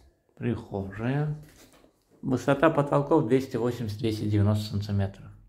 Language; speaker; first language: Russian; non-native, fluent; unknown